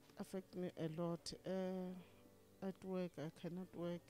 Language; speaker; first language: English; non-native, local second language; Tsonga